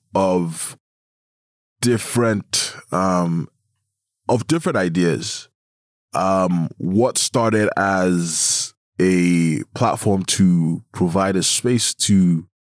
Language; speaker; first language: English; non-native, local second language; Yoruba